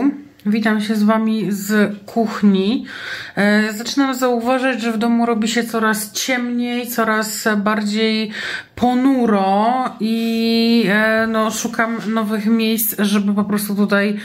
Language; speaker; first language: Polish; native; Polish